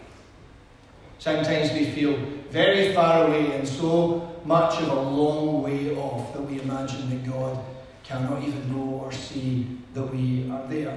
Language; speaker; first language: English; native; English